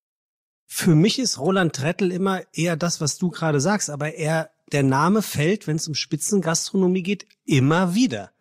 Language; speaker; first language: German; native; German